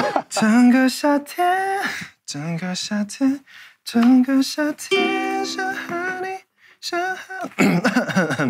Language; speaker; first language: Chinese; native; Chinese